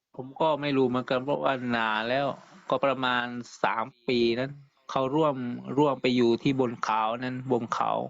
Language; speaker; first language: Thai; native; Thai